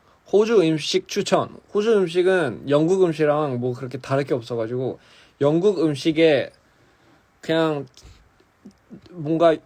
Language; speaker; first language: Korean; early bilingual, heritage; English